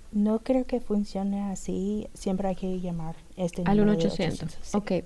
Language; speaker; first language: Spanish; non-native, fluent; English